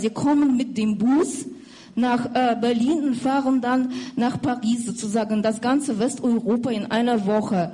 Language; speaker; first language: German; non-native, fluent; Russian